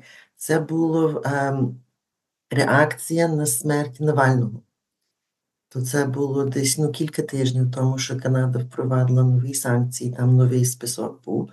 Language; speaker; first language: Ukrainian; early bilingual, heritage; Ukrainian